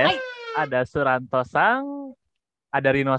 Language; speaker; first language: Indonesian; native; Indonesian